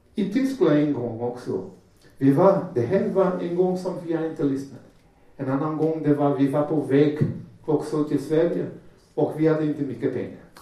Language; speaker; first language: Swedish; non-native, fluent; Portuguese